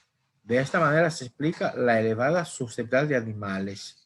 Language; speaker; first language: Spanish; native; Spanish